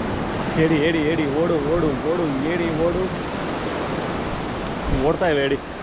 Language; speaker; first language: Kannada; native; Kannada